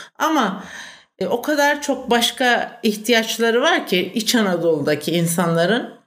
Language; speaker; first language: Turkish; native; Turkish